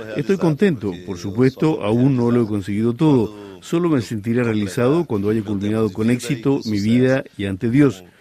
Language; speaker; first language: Spanish; non-native, fluent; Portuguese